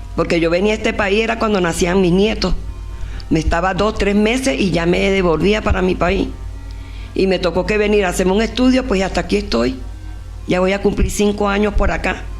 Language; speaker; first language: Spanish; native; Spanish